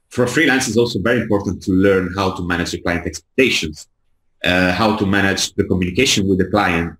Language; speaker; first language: English; non-native, fluent; Italian